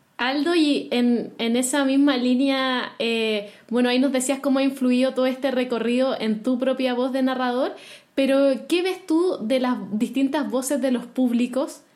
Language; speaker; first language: Spanish; native; Spanish